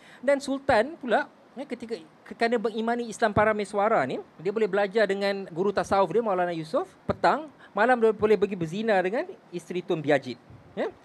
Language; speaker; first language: Malay; native; Malay